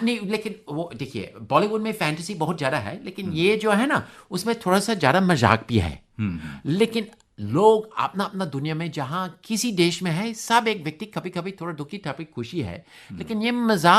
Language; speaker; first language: Hindi; non-native, fluent; English